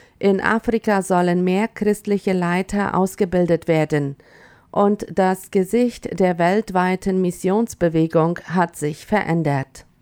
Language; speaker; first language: German; early bilingual, heritage; German